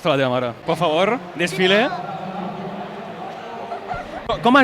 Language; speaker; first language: Catalan; native; Catalan